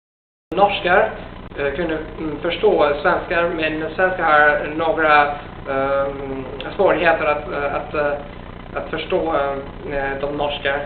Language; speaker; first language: Swedish; non-native, fluent; Italian